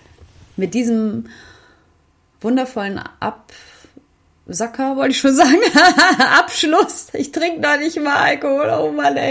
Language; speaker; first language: German; native; German